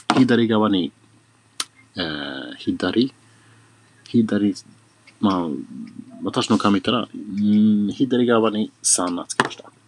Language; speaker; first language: Japanese; non-native, learner; Swedish